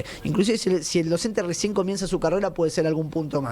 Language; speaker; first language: Spanish; native; Spanish